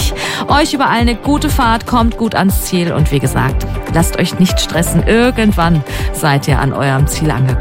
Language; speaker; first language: German; native; German